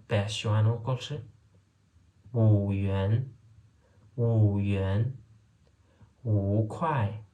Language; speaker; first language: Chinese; non-native, fluent; Turkmen